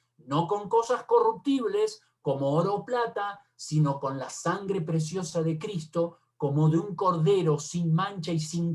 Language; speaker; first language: Spanish; native; Spanish